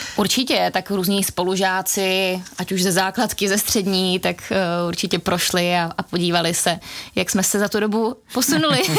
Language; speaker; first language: Czech; native; Czech